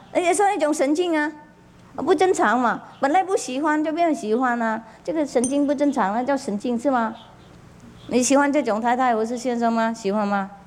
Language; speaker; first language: Chinese; non-native, fluent; Vietnamese